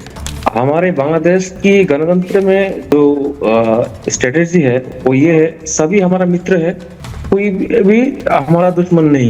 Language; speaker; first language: Hindi; non-native, fluent; Bangla